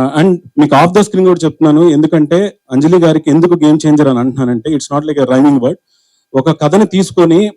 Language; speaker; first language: Telugu; native; Telugu